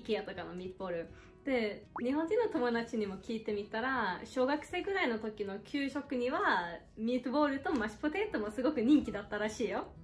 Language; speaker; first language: Japanese; non-native, fluent; Swedish